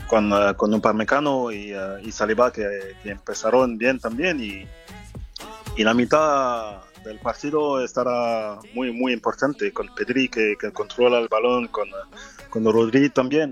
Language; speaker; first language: Spanish; non-native, fluent; French